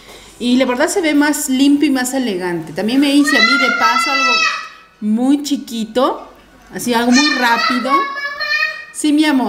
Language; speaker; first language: Spanish; native; Spanish